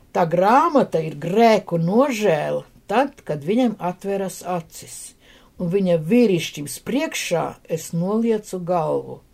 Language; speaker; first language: Latvian; non-native, local second language; Russian